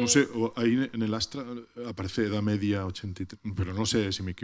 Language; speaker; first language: Spanish; native; Spanish